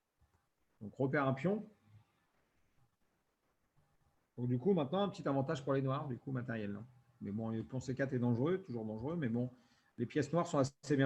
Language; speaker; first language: French; native; French